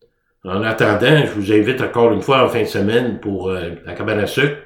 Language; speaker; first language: French; native; French